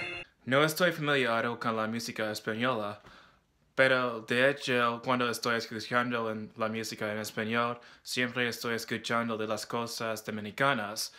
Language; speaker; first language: Spanish; non-native, learner; English